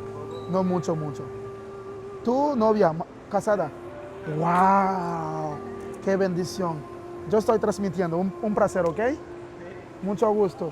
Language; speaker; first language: Spanish; non-native, learner; Haitian Creole